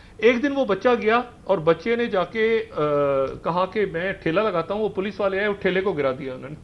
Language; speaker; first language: Urdu; native; Urdu